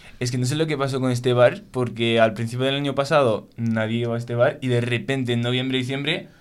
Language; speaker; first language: Spanish; non-native, fluent; French